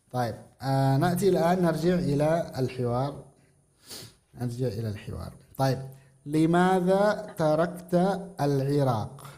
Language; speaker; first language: Arabic; non-native, fluent; Indonesian